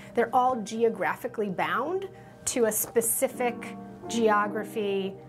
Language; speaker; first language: English; native; English